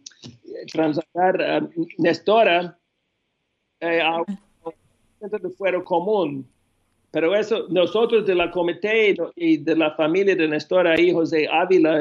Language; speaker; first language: Spanish; non-native, fluent; English